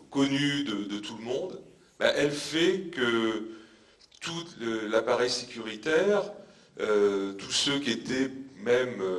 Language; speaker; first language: French; native; French